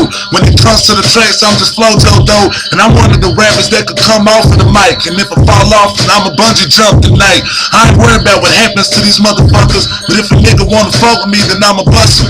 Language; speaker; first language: English; native; English